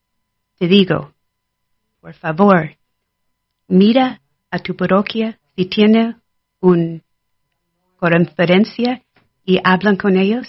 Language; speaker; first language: Spanish; non-native, learner; English